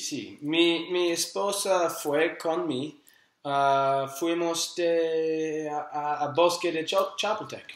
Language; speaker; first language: Spanish; non-native, learner; English